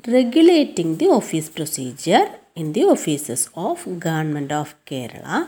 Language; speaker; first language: English; non-native, local second language; Malayalam